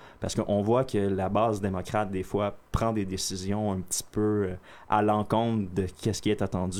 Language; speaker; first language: French; native; French